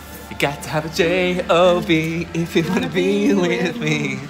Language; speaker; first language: English; native; English